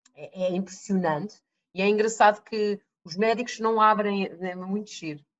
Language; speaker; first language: Portuguese; early bilingual, other home language; English